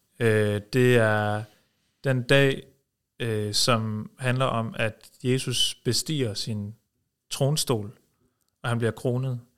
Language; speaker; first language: Danish; early bilingual, heritage; Danish